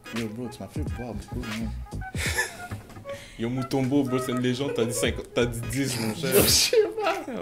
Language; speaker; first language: French; native; French